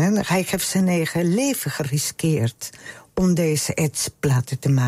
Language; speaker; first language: Dutch; non-native, fluent; Spanish